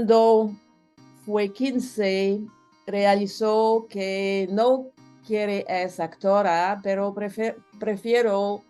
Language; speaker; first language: Spanish; non-native, learner; French